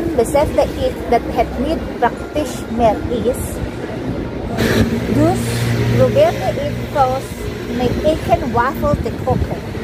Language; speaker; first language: Dutch; non-native, learner; Filipino